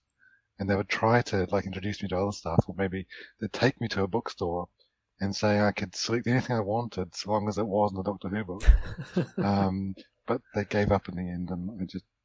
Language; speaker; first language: English; native; English